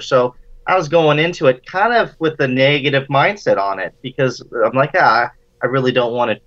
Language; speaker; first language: English; native; English